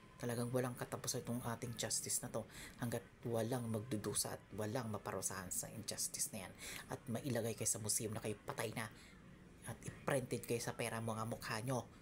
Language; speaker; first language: Filipino; non-native, local second language; Cebuano